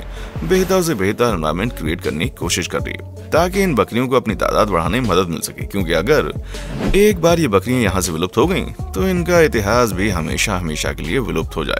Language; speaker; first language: Hindi; native; Hindi